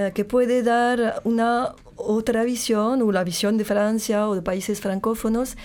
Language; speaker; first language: Spanish; non-native, fluent; French